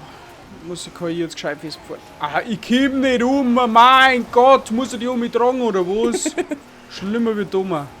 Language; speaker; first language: German; native; German